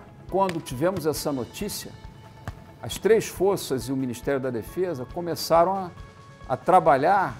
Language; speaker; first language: Portuguese; native; Portuguese